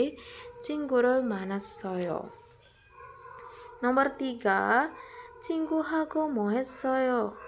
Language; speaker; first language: Korean; non-native, fluent; Indonesian